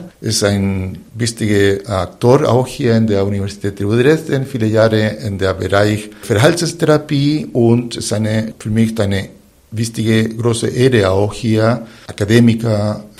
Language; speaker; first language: German; non-native, fluent; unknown